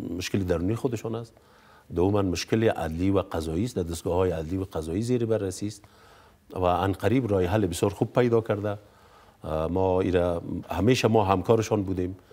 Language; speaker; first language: Persian; native; Persian